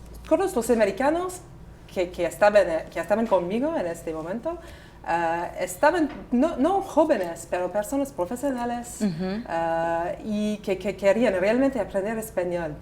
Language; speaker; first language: Spanish; non-native, learner; English